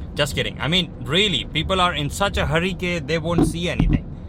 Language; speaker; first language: English; non-native, local second language; Urdu